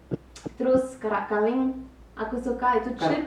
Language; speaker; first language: Indonesian; early bilingual, heritage; Indonesian